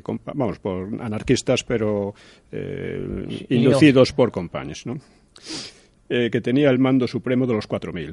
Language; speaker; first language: Spanish; native; Spanish